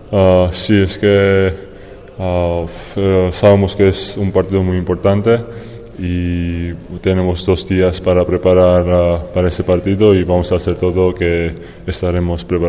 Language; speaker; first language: Spanish; non-native, fluent; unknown